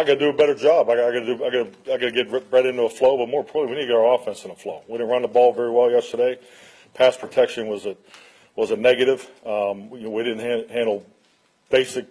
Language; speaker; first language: English; native; English